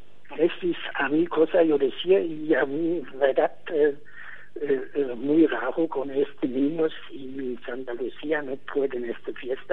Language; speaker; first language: Spanish; non-native, learner; German